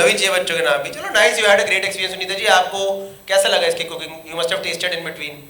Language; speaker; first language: Hindi; native; Hindi